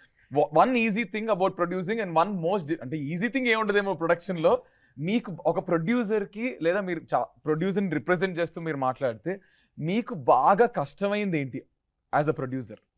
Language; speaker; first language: Telugu; native; Telugu